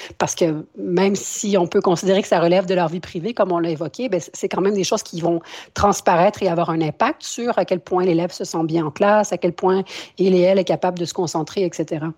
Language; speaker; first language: French; native; French